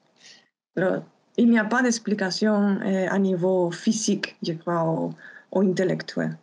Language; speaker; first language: French; non-native, fluent; Spanish